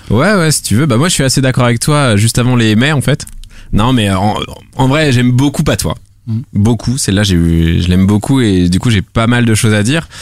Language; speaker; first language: French; native; French